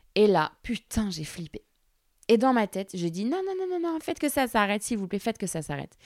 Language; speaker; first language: French; native; French